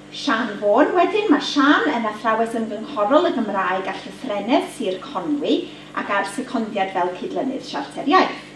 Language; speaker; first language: Welsh; native; Welsh